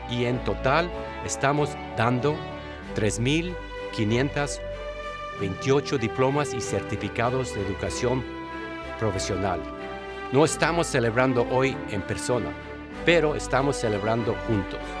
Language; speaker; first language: Spanish; early bilingual, heritage; Spanish